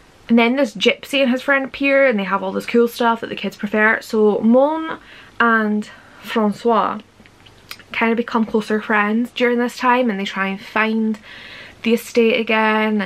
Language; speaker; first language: English; native; English